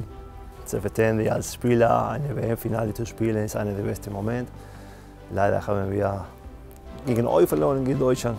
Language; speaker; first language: German; non-native, fluent; Spanish